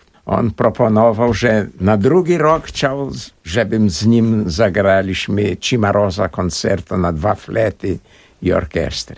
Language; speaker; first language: Polish; early bilingual, heritage; Portuguese